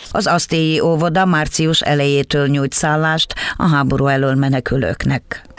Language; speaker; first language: Hungarian; native; Hungarian